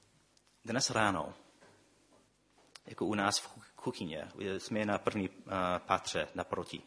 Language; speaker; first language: Czech; non-native, fluent; English